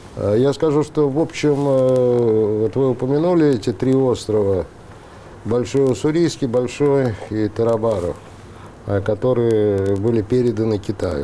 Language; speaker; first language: Russian; native; Russian